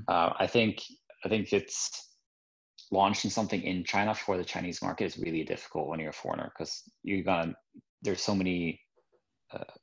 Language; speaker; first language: English; non-native, fluent; Norwegian